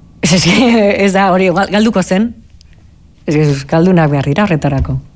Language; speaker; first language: Basque; non-native, local second language; Spanish